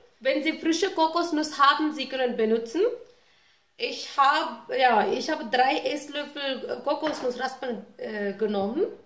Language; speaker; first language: German; non-native, learner; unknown